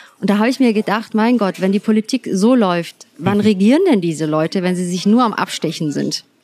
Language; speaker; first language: German; early bilingual, other home language; Turkish